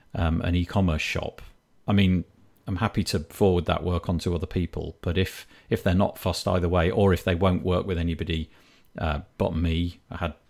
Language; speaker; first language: English; native; English